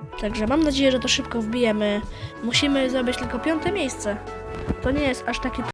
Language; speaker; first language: Polish; native; Polish